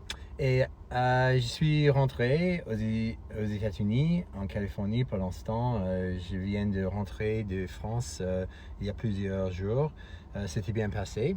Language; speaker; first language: French; non-native, fluent; English